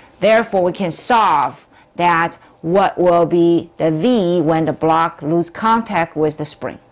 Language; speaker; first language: English; non-native, fluent; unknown